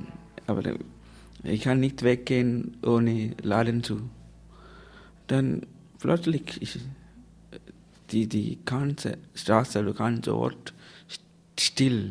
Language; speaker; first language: German; non-native, learner; Tamil